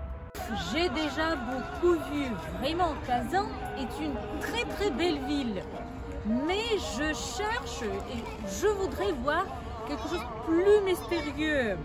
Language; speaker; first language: French; non-native, learner; Russian